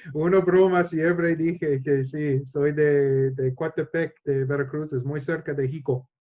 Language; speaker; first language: Spanish; non-native, learner; English